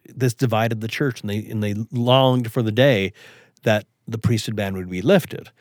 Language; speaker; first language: English; early bilingual, other home language; Swedish